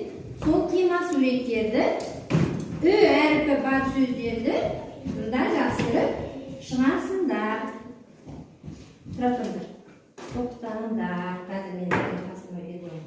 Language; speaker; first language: Kazakh; native; Kazakh